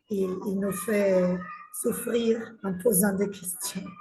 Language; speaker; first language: French; non-native, fluent; Spanish